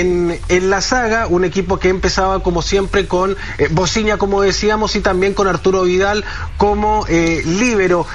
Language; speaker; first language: Spanish; native; Spanish